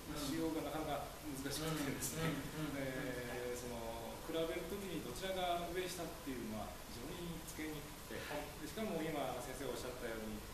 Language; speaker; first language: Japanese; native; Japanese